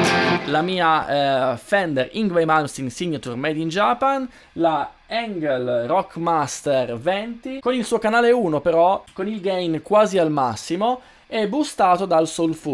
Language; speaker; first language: Italian; native; Italian